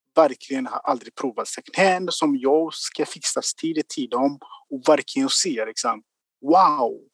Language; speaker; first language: Swedish; non-native, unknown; Kinyarwanda